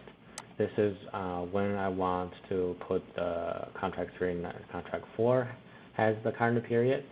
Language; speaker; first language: English; non-native, fluent; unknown